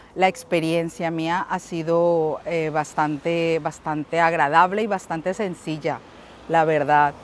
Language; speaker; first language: Spanish; native; Spanish